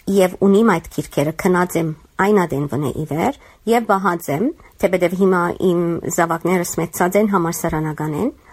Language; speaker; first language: Armenian; early bilingual, heritage; Armenian